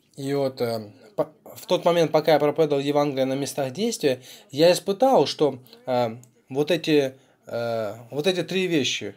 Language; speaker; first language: Russian; non-native, fluent; Korean